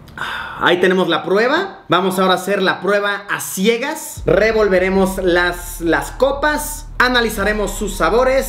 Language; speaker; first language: Spanish; native; Spanish